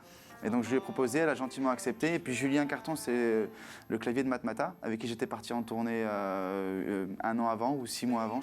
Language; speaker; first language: French; native; French